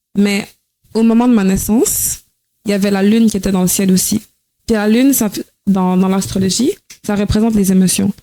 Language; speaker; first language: French; native; French